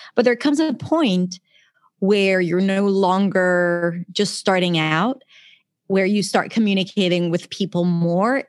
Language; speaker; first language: English; non-native, fluent; Hebrew